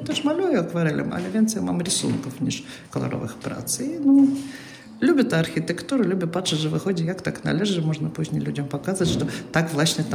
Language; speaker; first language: Polish; non-native, fluent; Russian